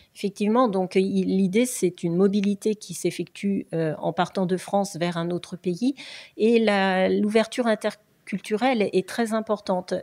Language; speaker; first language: French; native; French